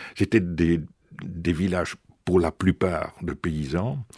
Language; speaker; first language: French; native; French